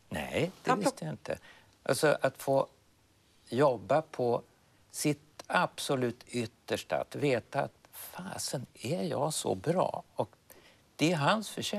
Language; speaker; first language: Swedish; native; Swedish